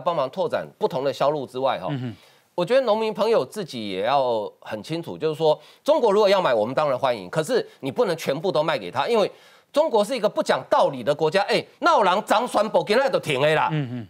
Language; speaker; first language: Chinese; native; Chinese